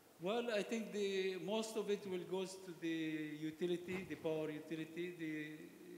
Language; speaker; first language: English; non-native, learner; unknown